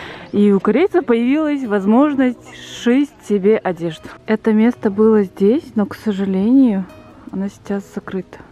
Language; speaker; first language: Russian; non-native, local second language; Kazakh